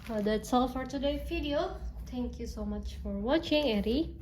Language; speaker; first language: English; non-native, learner; Indonesian